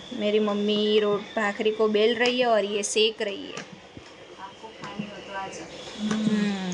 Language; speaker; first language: Hindi; non-native, local second language; Gujarati